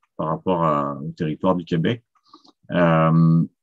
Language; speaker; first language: French; native; French